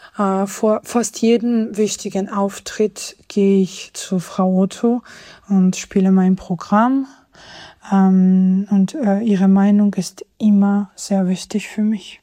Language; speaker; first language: German; non-native, fluent; Georgian